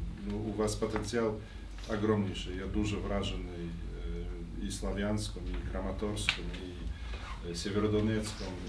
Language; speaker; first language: Ukrainian; non-native, fluent; Polish